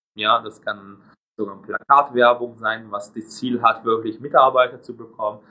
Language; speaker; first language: German; non-native, fluent; Hungarian